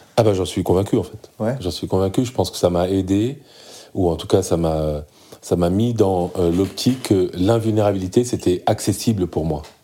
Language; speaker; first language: French; early bilingual, other home language; Arabic